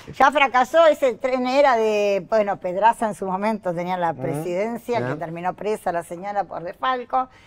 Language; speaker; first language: Spanish; native; Spanish